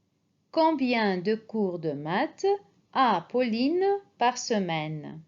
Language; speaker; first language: French; non-native, fluent; Arabic